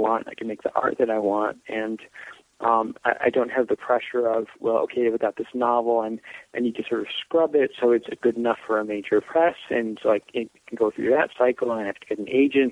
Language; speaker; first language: English; native; English